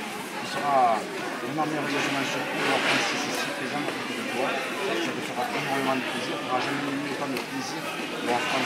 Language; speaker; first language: French; native; French